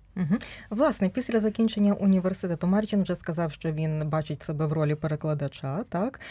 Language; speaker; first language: Ukrainian; native; Ukrainian